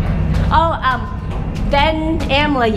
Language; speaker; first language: Vietnamese; early bilingual, heritage; Vietnamese